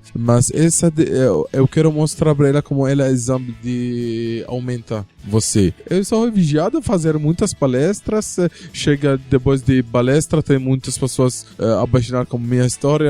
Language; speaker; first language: Portuguese; non-native, learner; Arabic